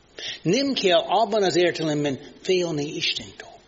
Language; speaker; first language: Hungarian; non-native, fluent; English